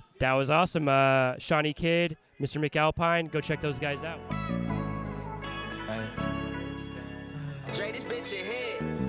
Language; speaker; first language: English; native; English